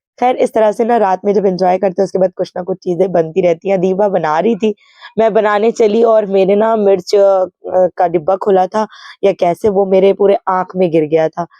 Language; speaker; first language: Hindi; native; Hindi